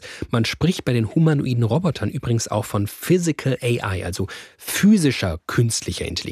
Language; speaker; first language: German; native; German